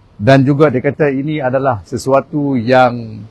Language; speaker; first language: Malay; native; Malay